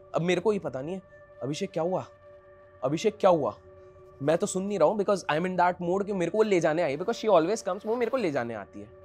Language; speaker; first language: Hindi; non-native, local second language; Odia